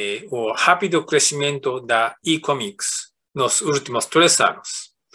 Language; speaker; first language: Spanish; non-native, fluent; Japanese